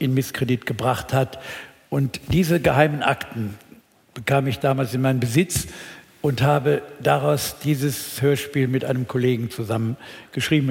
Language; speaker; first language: German; native; German